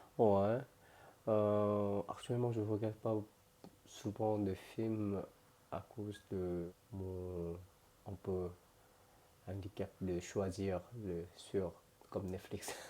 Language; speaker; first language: French; non-native, learner; Korean